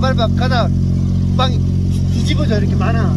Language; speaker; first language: Korean; native; Korean